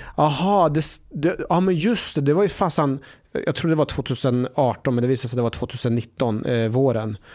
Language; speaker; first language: Swedish; early bilingual, other home language; Somali